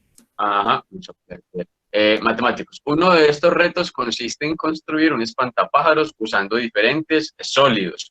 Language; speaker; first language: Spanish; native; Spanish